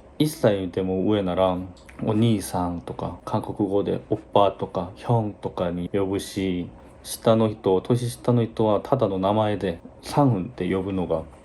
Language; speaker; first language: Japanese; non-native, fluent; Korean